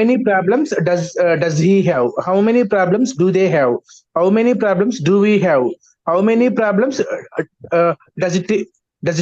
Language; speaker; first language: English; non-native, learner; Telugu